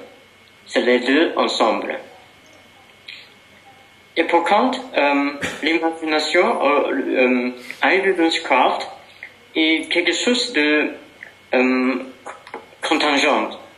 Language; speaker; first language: French; non-native, fluent; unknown